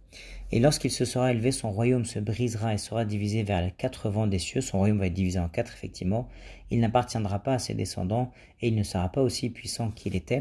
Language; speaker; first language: French; native; French